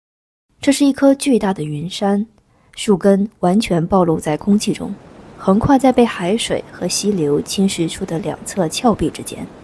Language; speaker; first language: Chinese; native; Chinese